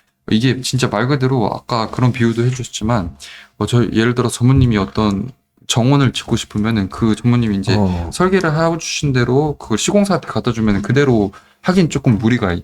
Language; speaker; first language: Korean; native; Korean